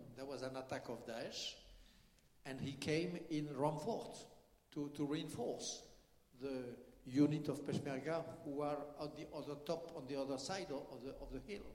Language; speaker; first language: English; non-native, fluent; French